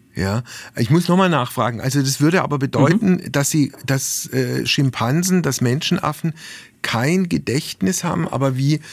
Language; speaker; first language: German; native; German